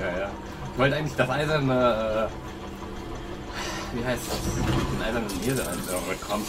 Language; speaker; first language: German; native; German